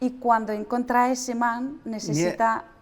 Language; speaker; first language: Spanish; non-native, learner; Russian